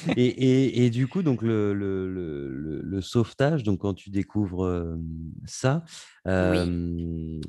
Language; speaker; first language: French; native; French